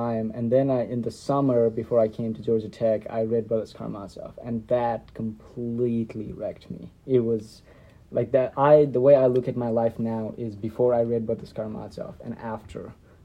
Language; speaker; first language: English; non-native, local second language; Nepali